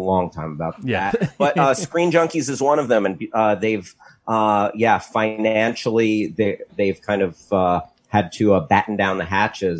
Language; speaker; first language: English; native; English